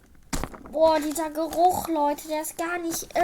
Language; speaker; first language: German; native; German